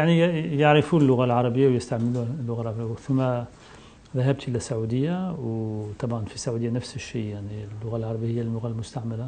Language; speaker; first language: Arabic; non-native, fluent; French